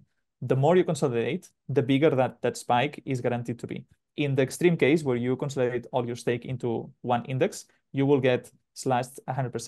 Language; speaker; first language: English; non-native, fluent; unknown